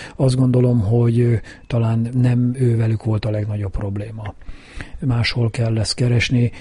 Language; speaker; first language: Hungarian; native; Hungarian